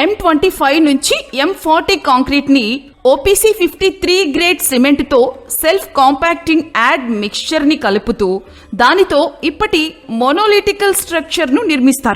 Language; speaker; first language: Telugu; native; Telugu